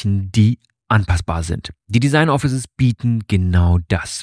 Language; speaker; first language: German; native; German